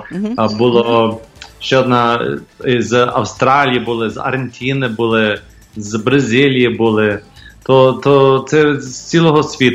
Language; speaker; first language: Ukrainian; early bilingual, heritage; English